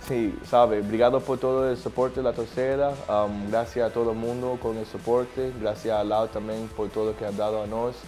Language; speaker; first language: Portuguese; non-native, learner; Spanish